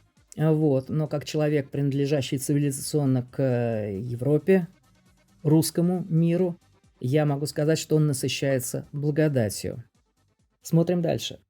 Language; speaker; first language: Russian; native; Russian